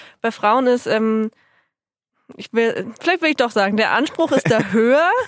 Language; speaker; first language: German; native; German